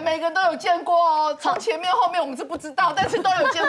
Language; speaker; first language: Chinese; native; Chinese